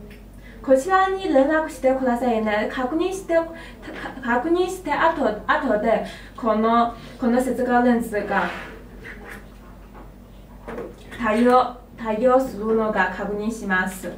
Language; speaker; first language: Japanese; non-native, learner; Chinese